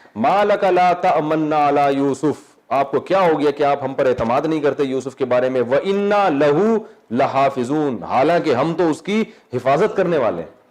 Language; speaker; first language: Urdu; native; Urdu